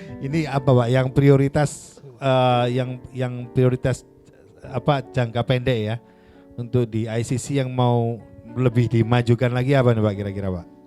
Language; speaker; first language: Indonesian; native; Indonesian